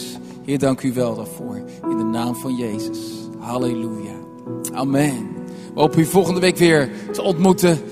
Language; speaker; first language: Dutch; native; Dutch